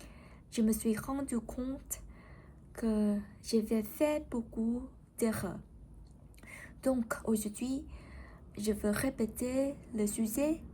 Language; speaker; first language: French; non-native, learner; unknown